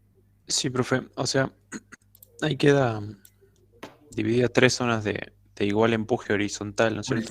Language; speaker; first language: Spanish; native; Spanish